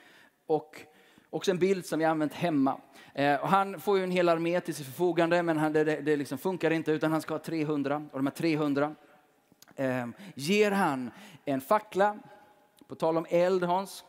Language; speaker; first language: Swedish; native; Swedish